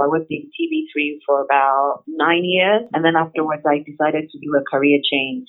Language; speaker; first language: English; non-native, local second language; Akan